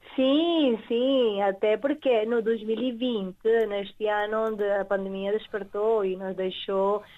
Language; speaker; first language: Portuguese; early bilingual, heritage; Spanish